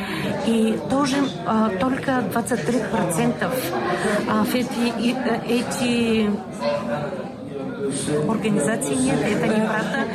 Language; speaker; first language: Russian; non-native, fluent; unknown